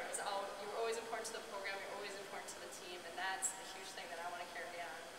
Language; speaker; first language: English; native; English